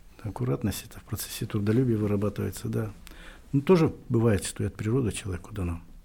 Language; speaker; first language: Russian; native; Russian